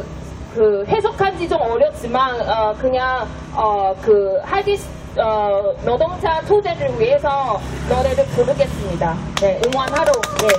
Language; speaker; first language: Korean; non-native, fluent; Chinese